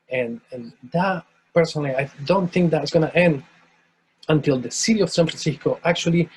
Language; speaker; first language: English; non-native, fluent; Spanish